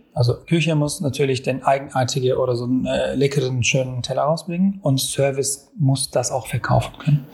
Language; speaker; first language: German; non-native, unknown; Turkish